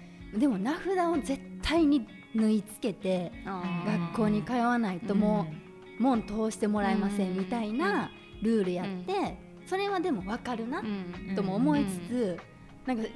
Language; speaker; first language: Japanese; native; Japanese